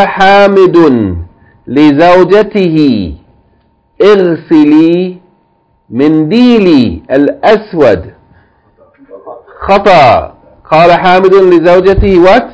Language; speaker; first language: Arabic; non-native, fluent; English